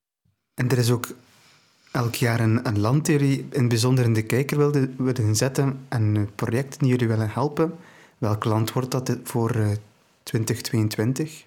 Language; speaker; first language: Dutch; native; Dutch